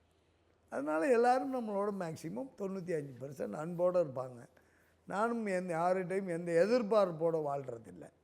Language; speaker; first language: Tamil; native; Tamil